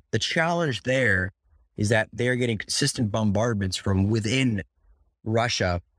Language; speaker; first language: English; early bilingual, other home language; Russian